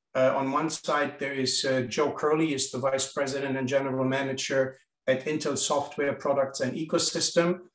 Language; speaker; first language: English; non-native, fluent; German